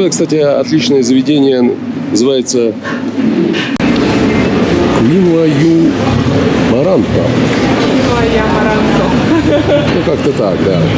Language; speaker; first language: Russian; native; Russian